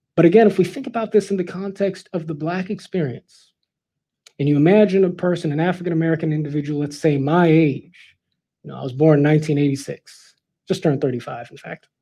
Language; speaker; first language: English; native; English